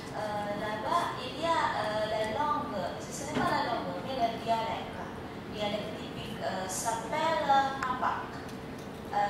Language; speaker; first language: French; non-native, fluent; Indonesian